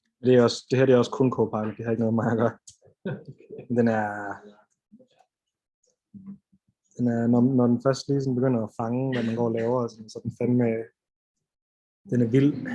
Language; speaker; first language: Danish; native; Danish